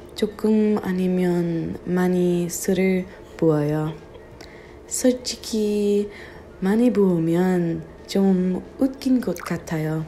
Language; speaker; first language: Korean; non-native, learner; English